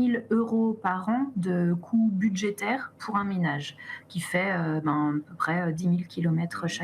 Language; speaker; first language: French; native; French